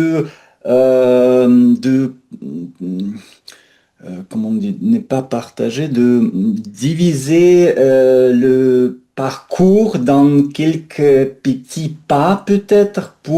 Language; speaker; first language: French; non-native, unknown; Russian